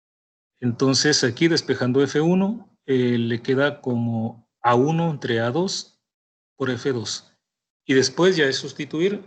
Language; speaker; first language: Spanish; native; Spanish